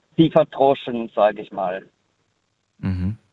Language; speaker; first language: German; early bilingual, heritage; German